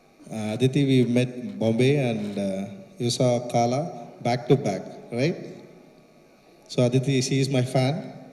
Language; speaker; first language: English; non-native, local second language; Tamil